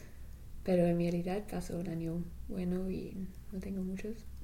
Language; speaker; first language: Spanish; non-native, fluent; English